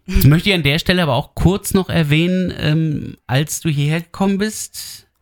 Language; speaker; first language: German; native; German